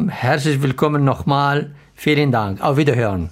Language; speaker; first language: German; non-native, learner; Arabic